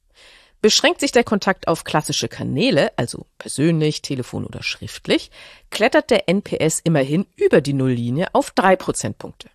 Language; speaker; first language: German; native; German